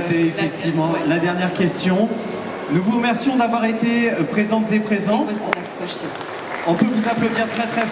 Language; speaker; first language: French; native; French